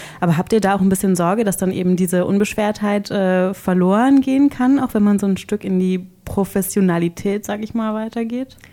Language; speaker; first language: German; native; German